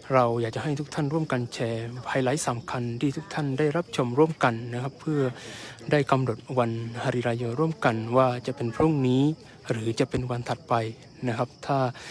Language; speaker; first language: Thai; non-native, local second language; Malay